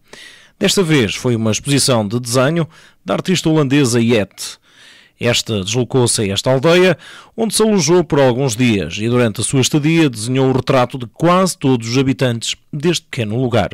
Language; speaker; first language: Portuguese; native; Portuguese